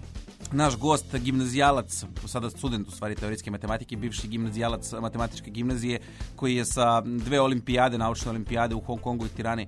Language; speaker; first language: Serbian; native; Serbian